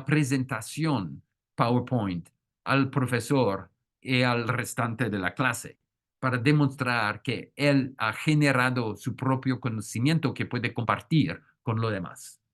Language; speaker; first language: Spanish; non-native, fluent; French